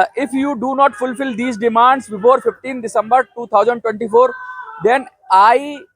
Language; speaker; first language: English; non-native, local second language; Hindi